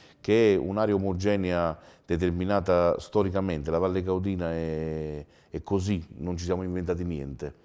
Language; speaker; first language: Italian; native; Italian